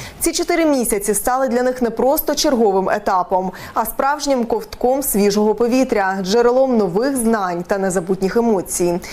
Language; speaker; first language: Ukrainian; native; Ukrainian